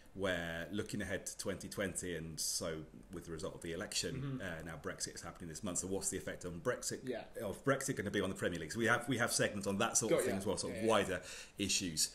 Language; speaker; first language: English; native; English